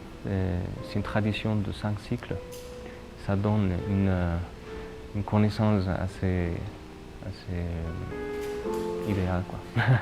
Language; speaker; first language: French; non-native, fluent; Spanish